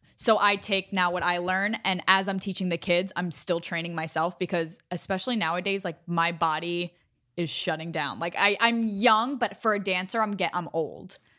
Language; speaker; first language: English; native; English